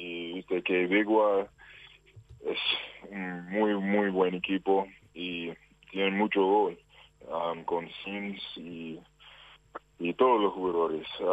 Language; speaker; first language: Spanish; non-native, fluent; English